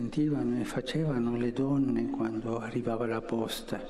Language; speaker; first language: Italian; non-native, fluent; Spanish